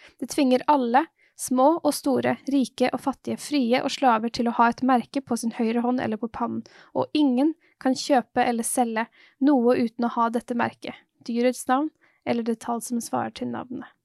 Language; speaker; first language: Norwegian; native; Norwegian